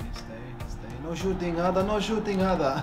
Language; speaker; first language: English; non-native, learner; Arabic